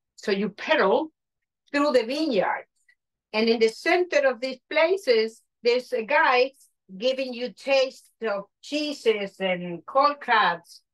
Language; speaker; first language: English; non-native, fluent; Spanish